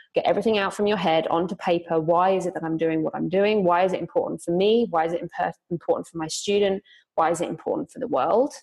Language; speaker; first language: English; native; English